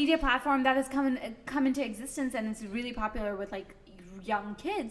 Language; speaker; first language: English; native; English